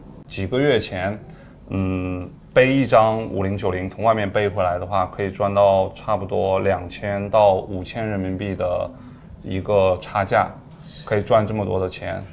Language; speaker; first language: Chinese; native; Chinese